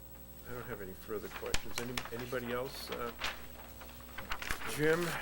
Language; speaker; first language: English; native; English